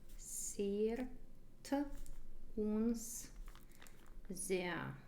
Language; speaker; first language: German; non-native, learner; Ukrainian